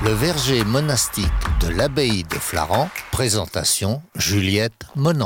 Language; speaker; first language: French; native; French